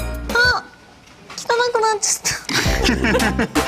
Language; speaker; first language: Japanese; native; Japanese